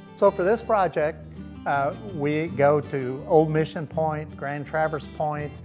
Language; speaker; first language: English; native; English